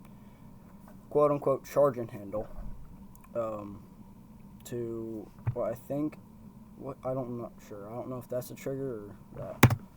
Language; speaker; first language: English; native; English